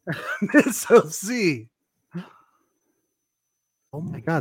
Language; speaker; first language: English; native; English